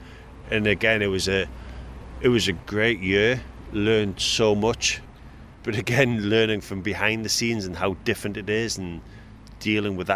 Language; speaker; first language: English; native; English